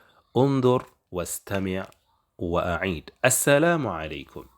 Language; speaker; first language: Arabic; non-native, fluent; Indonesian